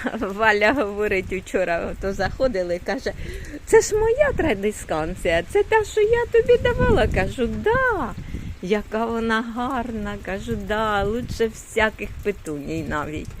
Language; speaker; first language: Ukrainian; native; Ukrainian